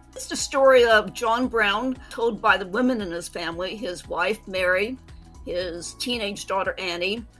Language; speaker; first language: English; native; English